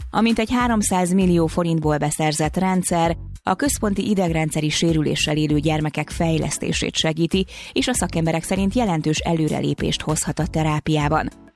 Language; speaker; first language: Hungarian; native; Hungarian